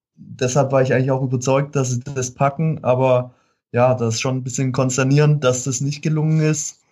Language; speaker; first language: German; native; German